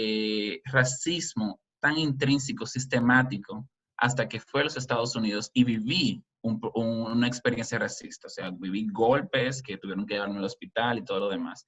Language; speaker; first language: Spanish; native; Spanish